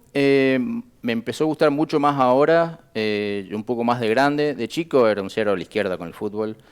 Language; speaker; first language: Spanish; native; Spanish